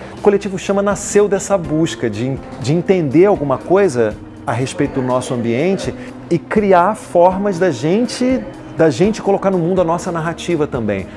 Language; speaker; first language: Portuguese; native; Portuguese